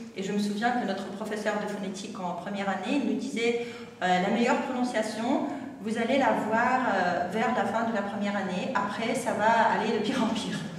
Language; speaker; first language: French; non-native, fluent; Russian